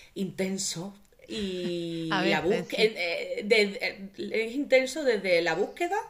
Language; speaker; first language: Spanish; native; Spanish